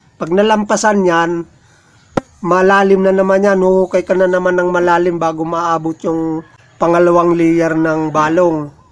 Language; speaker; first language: Filipino; non-native, local second language; Cebuano